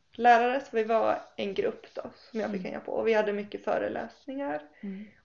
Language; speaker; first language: Swedish; native; Swedish